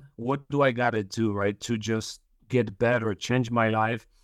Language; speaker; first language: English; early bilingual, other home language; Polish